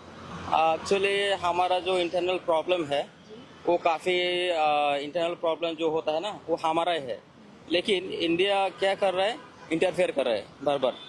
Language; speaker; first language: Hindi; non-native, learner; Bangla